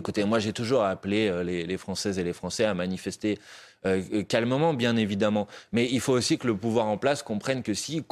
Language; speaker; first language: French; native; French